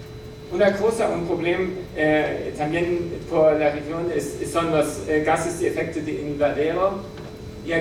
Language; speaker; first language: Spanish; non-native, learner; German